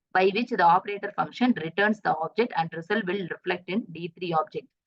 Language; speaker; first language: English; non-native, local second language; Tamil